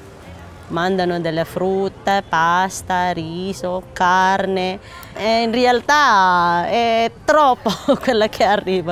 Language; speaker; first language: Italian; non-native, learner; Filipino